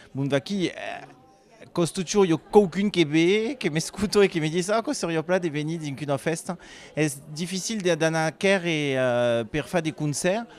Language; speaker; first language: Occitan; native; Occitan